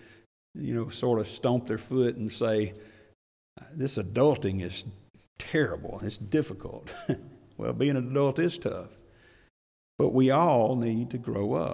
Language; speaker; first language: English; native; English